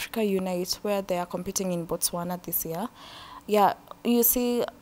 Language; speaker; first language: English; non-native, local second language; Swahili